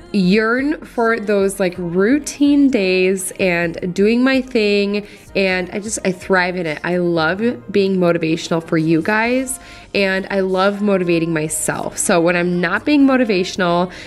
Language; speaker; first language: English; native; English